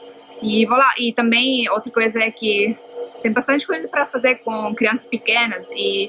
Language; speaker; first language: Portuguese; non-native, fluent; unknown